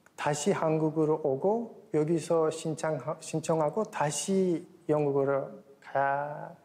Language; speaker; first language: Korean; non-native, fluent; Turkish